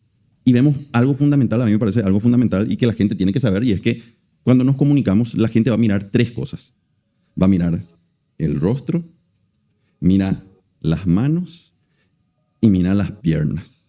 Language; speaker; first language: Spanish; native; Spanish